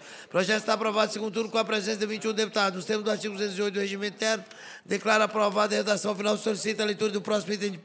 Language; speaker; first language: Portuguese; native; Portuguese